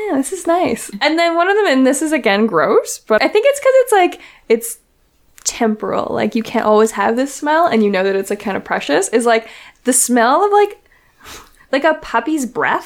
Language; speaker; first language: English; native; English